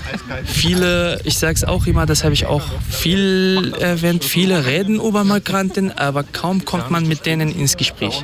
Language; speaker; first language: German; non-native, fluent; Kurdish